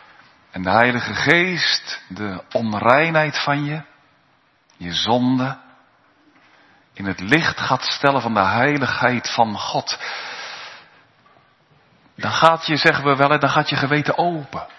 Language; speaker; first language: Dutch; native; Dutch